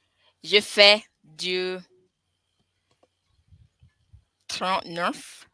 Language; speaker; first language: French; non-native, learner; English